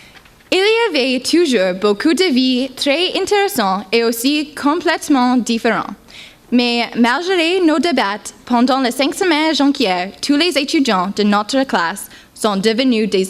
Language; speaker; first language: French; non-native, learner; English